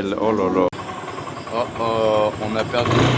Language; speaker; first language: French; native; French